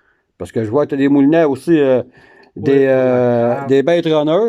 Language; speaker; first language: French; native; French